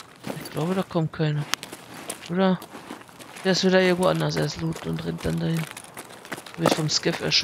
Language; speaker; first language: German; native; German